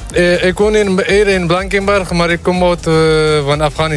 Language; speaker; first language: Dutch; non-native, learner; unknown